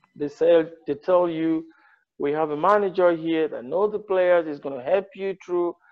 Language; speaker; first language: English; non-native, local second language; Yoruba